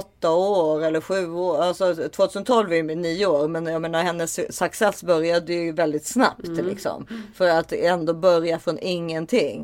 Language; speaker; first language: Swedish; native; Swedish